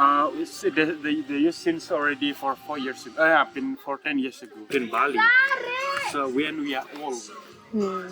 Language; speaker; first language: English; non-native, learner; Indonesian